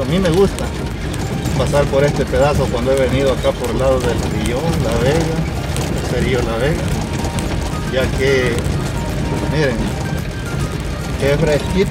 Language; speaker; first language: Spanish; native; Spanish